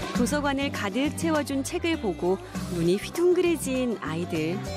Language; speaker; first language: Korean; native; Korean